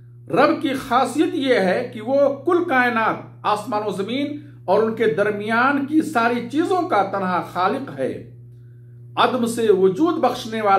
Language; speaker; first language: Urdu; native; Urdu